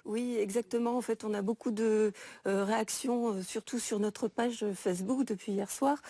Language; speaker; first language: French; native; French